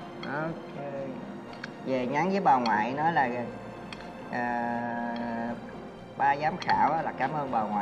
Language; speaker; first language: Vietnamese; native; Vietnamese